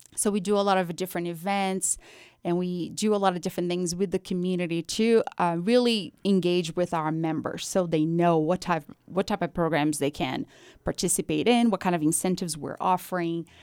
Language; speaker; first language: English; non-native, fluent; Portuguese